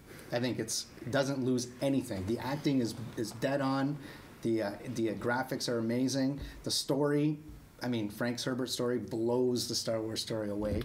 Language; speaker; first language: English; native; English